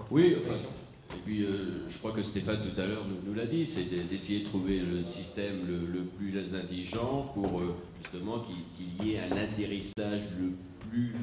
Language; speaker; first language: French; native; French